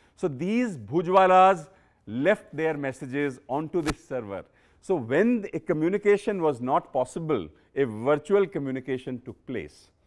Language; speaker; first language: English; non-native, local second language; Punjabi